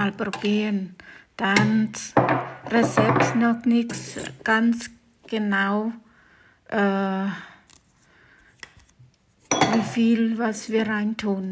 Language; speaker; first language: German; non-native, learner; Thai